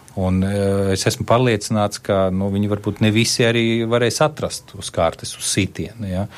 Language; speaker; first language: Latvian; native; Latvian